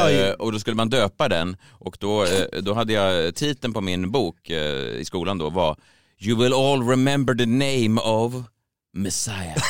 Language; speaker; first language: Swedish; native; Swedish